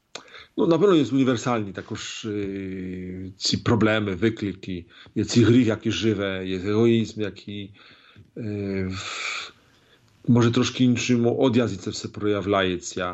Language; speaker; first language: Polish; non-native, learner; Ukrainian